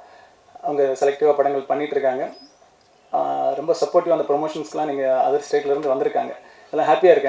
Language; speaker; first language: Tamil; native; Tamil